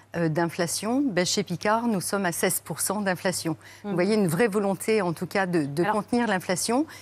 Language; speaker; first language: French; native; French